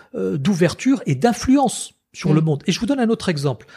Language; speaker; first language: French; native; French